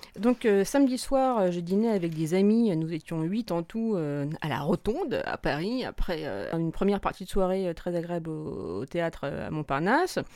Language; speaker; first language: French; native; French